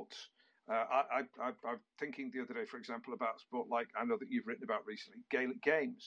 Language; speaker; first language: English; native; English